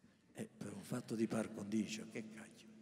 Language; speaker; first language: Italian; native; Italian